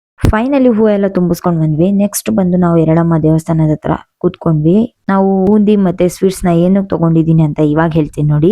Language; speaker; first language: Kannada; non-native, local second language; Lambadi